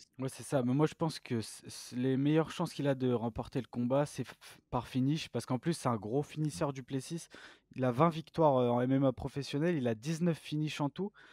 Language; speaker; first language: French; native; French